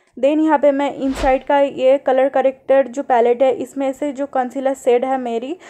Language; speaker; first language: Hindi; non-native, local second language; Bangla